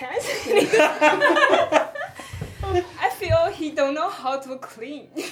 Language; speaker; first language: English; non-native, learner; Chinese